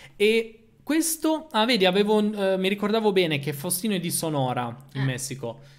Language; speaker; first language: Italian; native; Italian